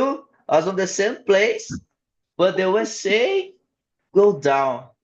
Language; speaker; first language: English; non-native, learner; Portuguese